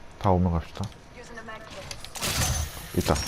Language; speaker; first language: Korean; native; Korean